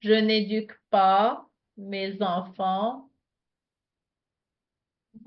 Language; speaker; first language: French; non-native, fluent; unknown